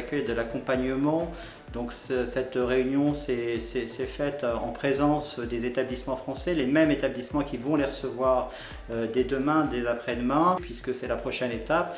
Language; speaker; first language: French; native; French